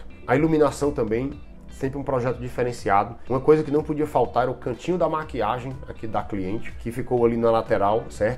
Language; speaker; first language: Portuguese; native; Portuguese